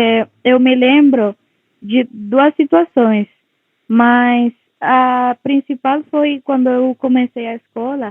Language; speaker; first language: Portuguese; non-native, local second language; Spanish